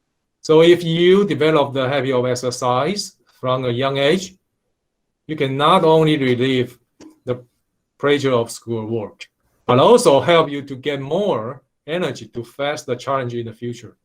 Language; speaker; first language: English; non-native, fluent; Chinese